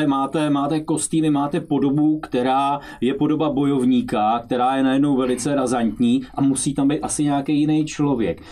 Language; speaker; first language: Czech; native; Czech